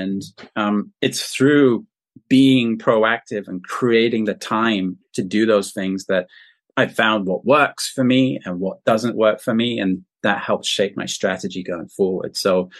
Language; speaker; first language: English; native; English